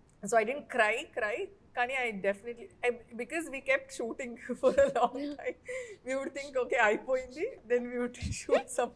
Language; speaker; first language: Telugu; non-native, fluent; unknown